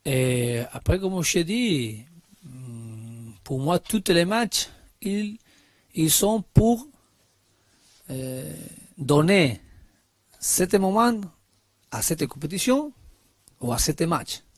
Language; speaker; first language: French; non-native, learner; Spanish